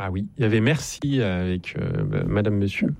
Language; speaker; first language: French; native; French